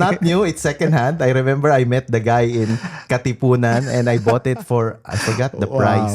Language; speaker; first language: English; non-native, local second language; Filipino